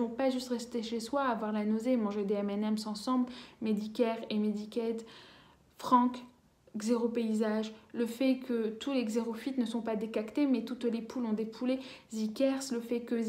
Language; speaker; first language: French; native; French